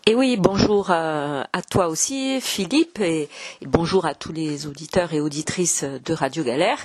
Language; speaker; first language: French; native; French